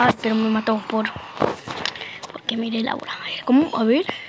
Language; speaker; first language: Spanish; native; Spanish